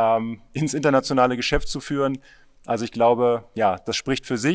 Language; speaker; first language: German; native; German